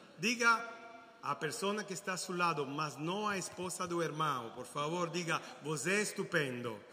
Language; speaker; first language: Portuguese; non-native, learner; Italian